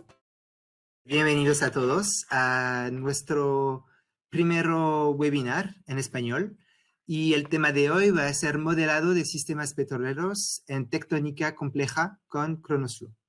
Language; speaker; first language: Spanish; non-native, fluent; French